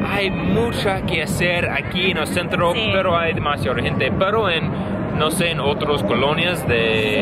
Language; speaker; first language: Spanish; non-native, learner; English